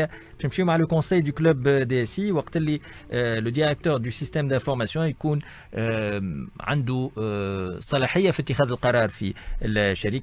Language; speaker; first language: Arabic; native; Arabic